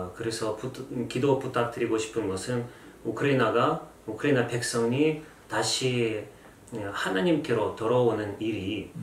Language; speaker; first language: Korean; non-native, fluent; Russian